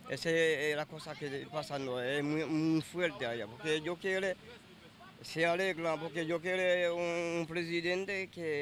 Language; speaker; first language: Spanish; non-native, learner; Haitian Creole